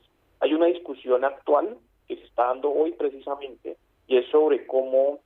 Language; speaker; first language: Spanish; native; Spanish